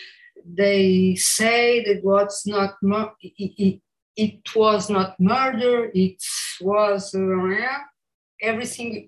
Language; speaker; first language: English; non-native, learner; Portuguese